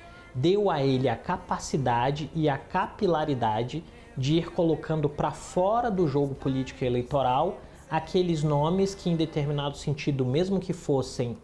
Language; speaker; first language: Portuguese; native; Portuguese